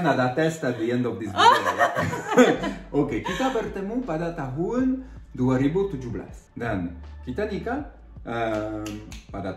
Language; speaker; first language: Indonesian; non-native, fluent; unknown